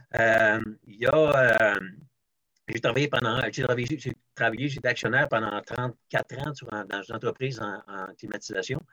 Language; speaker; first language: French; native; French